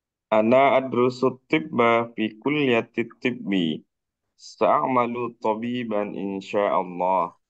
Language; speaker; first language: Arabic; non-native, learner; Indonesian